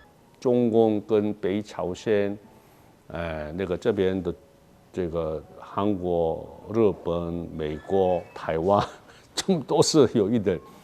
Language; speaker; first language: Chinese; non-native, fluent; Korean